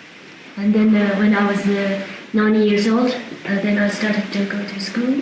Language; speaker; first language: English; non-native, fluent; Tibetan